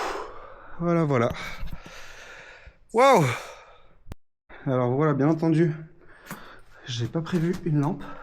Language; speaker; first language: French; native; French